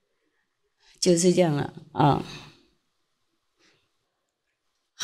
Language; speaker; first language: Chinese; non-native, fluent; Vietnamese